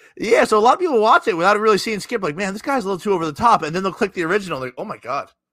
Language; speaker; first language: English; native; English